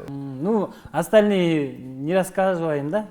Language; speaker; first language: Russian; non-native, local second language; Kyrgyz